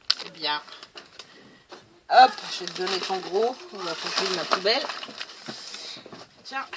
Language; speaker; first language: French; native; French